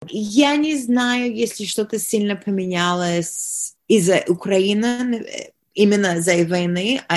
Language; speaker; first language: Russian; early bilingual, heritage; Russian